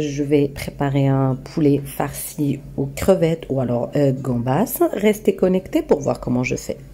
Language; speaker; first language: French; non-native, local second language; Arabic